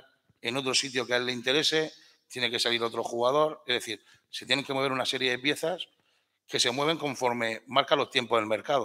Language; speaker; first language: Spanish; native; Spanish